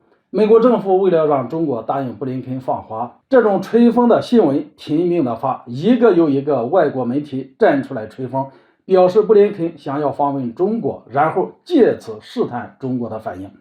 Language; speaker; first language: Chinese; native; Chinese